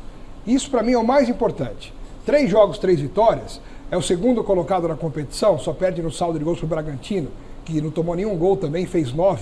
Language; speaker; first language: Portuguese; native; Portuguese